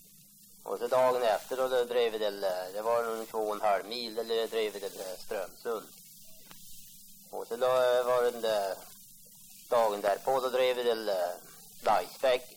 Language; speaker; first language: Swedish; native; Swedish